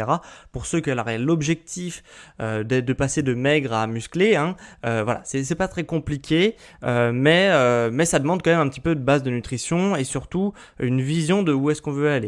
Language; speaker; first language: French; native; French